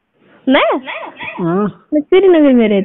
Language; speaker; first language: Hindi; non-native, local second language; Kashmiri